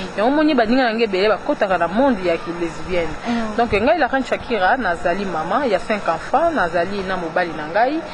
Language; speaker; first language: Lingala; native; Lingala